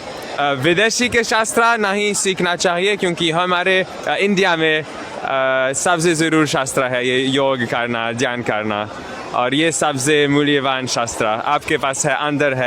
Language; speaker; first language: Hindi; non-native, learner; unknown